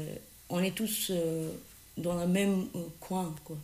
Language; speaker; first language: French; non-native, learner; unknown